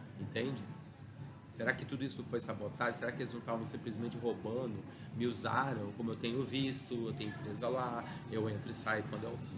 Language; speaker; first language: Portuguese; early bilingual, other home language; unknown